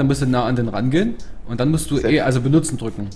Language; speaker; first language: German; native; German